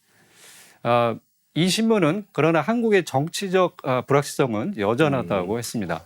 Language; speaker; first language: Korean; native; Korean